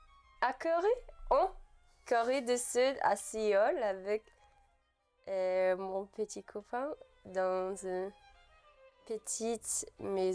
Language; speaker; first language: French; non-native, learner; English